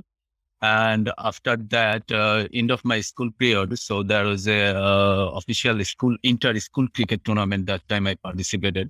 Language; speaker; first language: English; non-native, local second language; Bangla